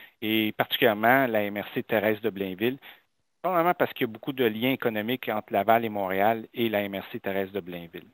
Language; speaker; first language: French; native; French